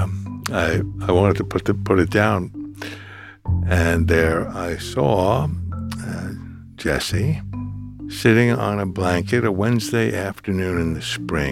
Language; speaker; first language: English; native; English